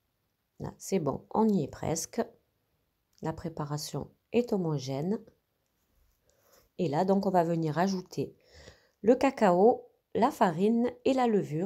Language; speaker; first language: French; native; French